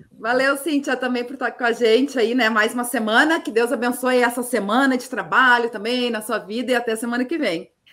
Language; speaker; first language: Portuguese; native; Portuguese